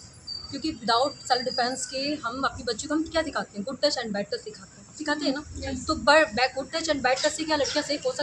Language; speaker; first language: Hindi; native; Hindi